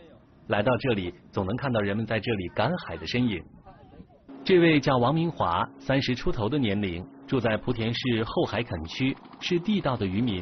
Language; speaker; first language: Chinese; native; Chinese